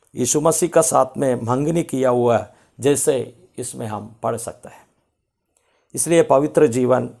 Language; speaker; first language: Hindi; non-native, local second language; Malayalam